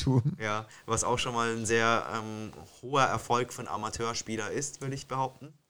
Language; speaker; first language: German; native; German